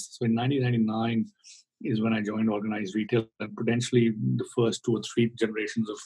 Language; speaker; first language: English; non-native, local second language; Hindi